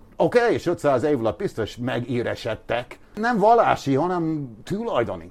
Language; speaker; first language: Hungarian; non-native, fluent; English